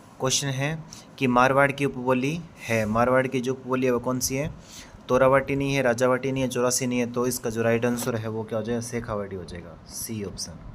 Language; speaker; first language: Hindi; native; Hindi